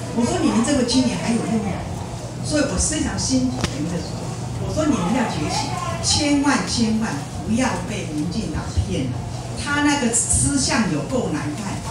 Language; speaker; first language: Chinese; non-native, local second language; Hakka Chinese